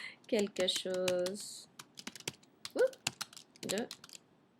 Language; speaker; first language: French; non-native, fluent; English